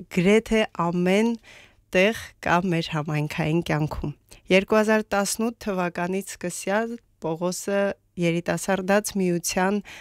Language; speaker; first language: Armenian; native; Armenian